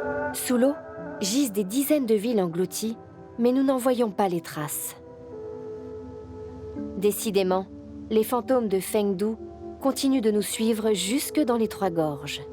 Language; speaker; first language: French; native; French